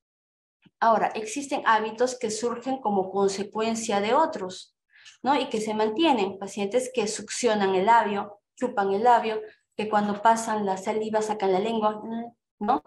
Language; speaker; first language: Spanish; native; Spanish